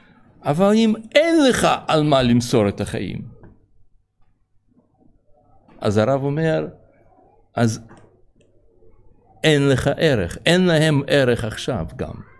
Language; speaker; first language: Hebrew; non-native, fluent; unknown